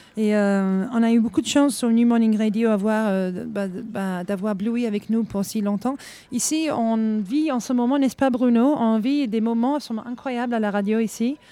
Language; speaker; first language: French; non-native, fluent; English